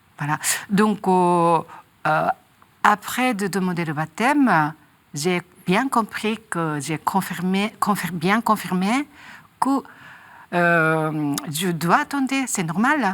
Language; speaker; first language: French; non-native, learner; Japanese